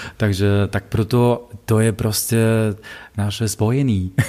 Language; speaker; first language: Czech; non-native, learner; German